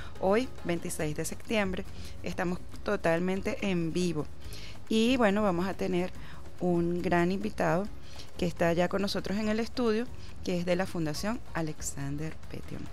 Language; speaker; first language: Spanish; native; Spanish